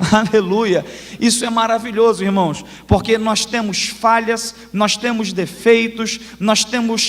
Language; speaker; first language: Portuguese; native; Portuguese